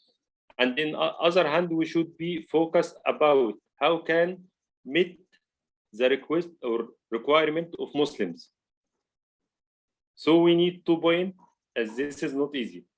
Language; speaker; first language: English; non-native, learner; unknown